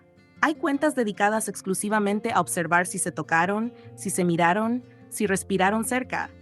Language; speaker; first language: Spanish; native; Spanish